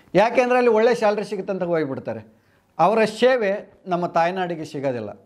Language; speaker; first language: Kannada; non-native, local second language; Telugu